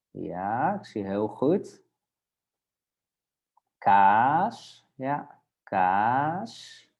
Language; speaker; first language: Dutch; non-native, fluent; Polish